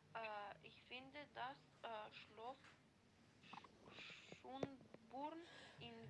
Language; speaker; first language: German; non-native, learner; Macedonian